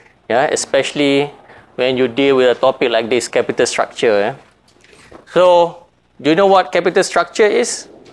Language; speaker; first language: English; non-native, local second language; Malay